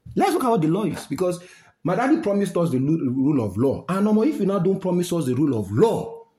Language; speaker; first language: English; non-native, local second language; Yoruba